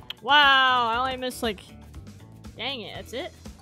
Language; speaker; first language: English; native; English